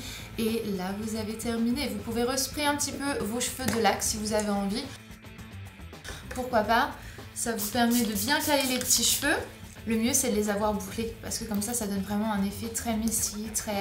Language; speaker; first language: French; native; French